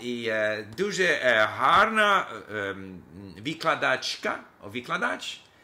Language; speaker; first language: Ukrainian; non-native, learner; English